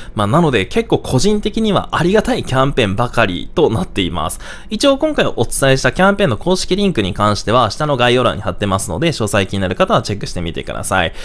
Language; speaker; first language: Japanese; native; Japanese